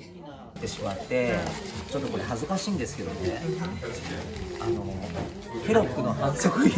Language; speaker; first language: Japanese; native; Japanese